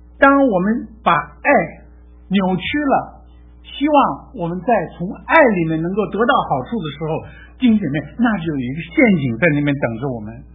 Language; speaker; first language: Chinese; native; Chinese